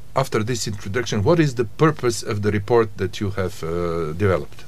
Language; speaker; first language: English; non-native, fluent; Bulgarian